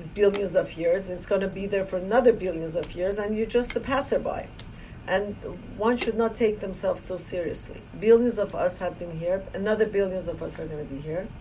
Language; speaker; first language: English; non-native, fluent; Persian